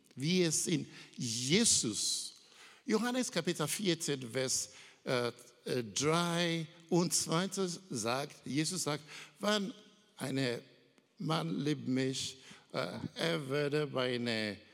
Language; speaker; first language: German; non-native, learner; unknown